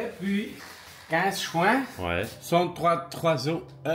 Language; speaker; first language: French; non-native, local second language; German